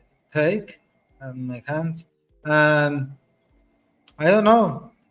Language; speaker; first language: English; non-native, learner; Spanish